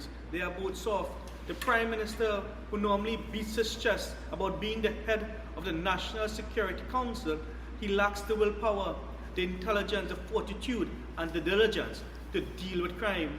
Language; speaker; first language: English; native; English